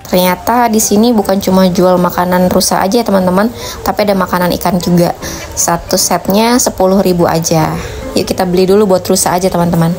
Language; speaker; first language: Indonesian; native; Indonesian